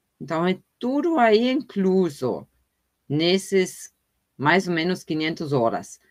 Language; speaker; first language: Portuguese; non-native, fluent; German